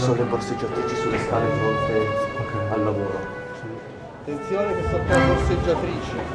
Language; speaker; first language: Italian; native; Italian